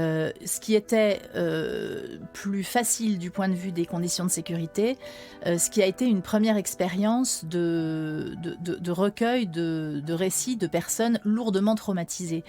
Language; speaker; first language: French; native; French